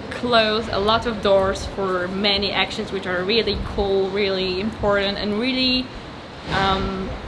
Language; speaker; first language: English; non-native, fluent; Polish